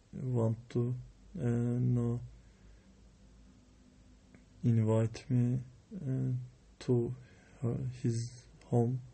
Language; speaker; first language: English; non-native, learner; Turkish